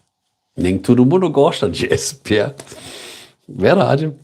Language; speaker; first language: Portuguese; non-native, learner; German